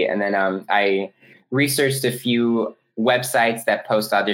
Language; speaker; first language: English; native; English